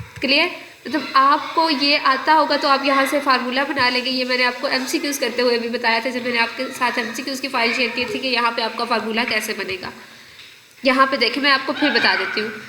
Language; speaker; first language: Urdu; native; Urdu